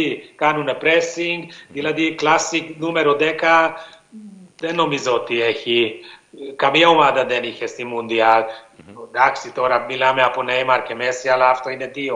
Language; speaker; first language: Greek; non-native, fluent; Hungarian